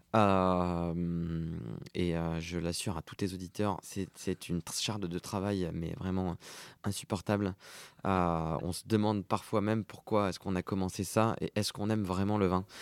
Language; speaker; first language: French; native; French